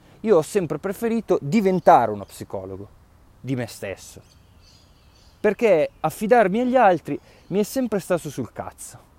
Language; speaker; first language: Italian; native; Italian